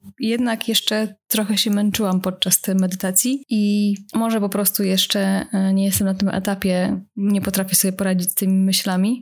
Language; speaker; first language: Polish; native; Polish